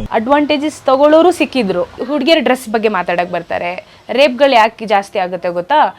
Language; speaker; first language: Kannada; non-native, local second language; Urdu